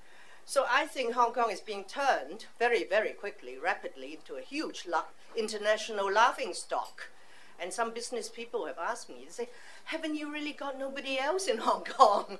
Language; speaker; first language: English; non-native, local second language; Cantonese